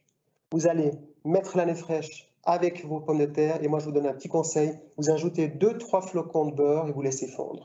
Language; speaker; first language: French; native; French